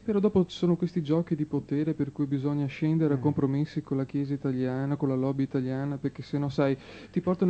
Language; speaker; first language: Italian; native; Italian